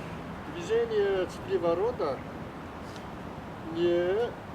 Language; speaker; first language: Russian; non-native, learner; Chinese